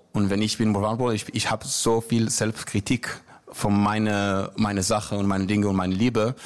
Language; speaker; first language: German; non-native, learner; Hebrew